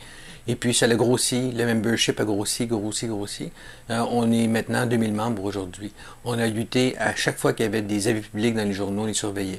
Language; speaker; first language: French; native; French